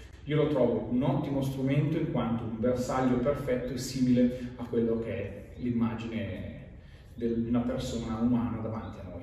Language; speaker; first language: Italian; native; Italian